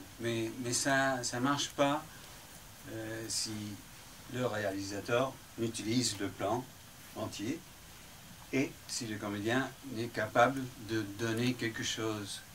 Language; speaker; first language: French; non-native, fluent; English